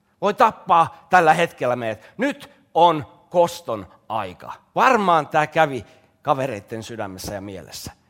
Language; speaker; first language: Finnish; native; Finnish